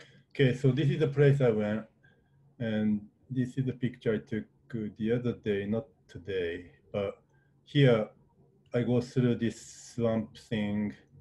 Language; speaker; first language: English; non-native, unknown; Japanese